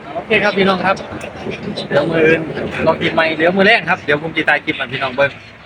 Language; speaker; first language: Thai; native; Thai